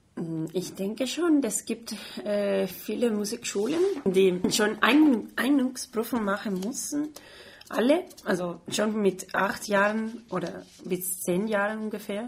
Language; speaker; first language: German; non-native, fluent; Spanish